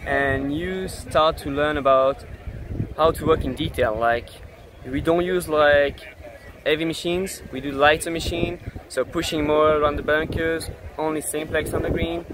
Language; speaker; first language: English; non-native, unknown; French